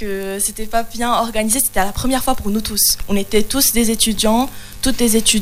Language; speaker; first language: French; non-native, local second language; Arabic